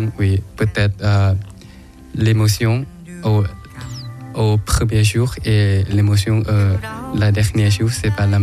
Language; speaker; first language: French; non-native, learner; Thai